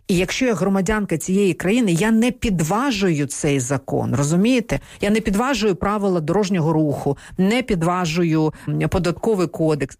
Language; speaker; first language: Ukrainian; non-native, local second language; Russian